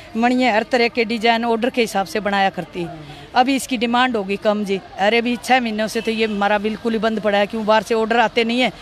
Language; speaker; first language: Hindi; native; Hindi